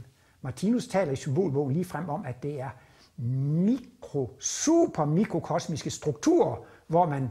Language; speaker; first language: Danish; native; Danish